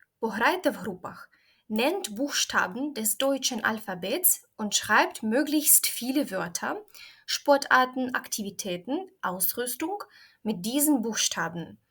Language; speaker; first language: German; non-native, fluent; Ukrainian